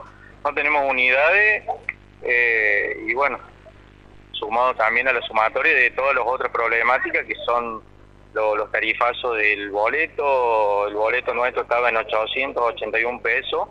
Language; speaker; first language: Spanish; native; Spanish